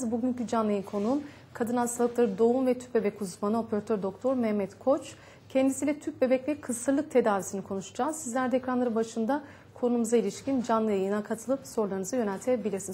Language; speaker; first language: Turkish; native; Turkish